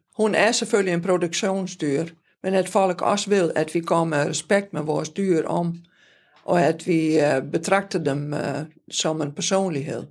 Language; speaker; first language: Danish; non-native, fluent; Dutch